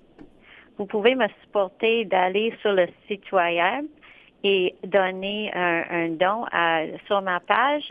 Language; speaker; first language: French; non-native, local second language; English